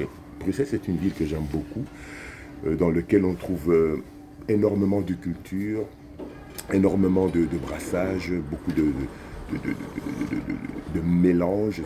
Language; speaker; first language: French; non-native, local second language; Lingala